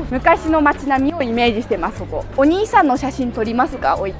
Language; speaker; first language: Japanese; native; Japanese